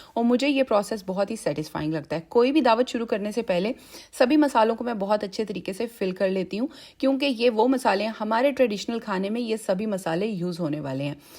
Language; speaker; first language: Urdu; native; Urdu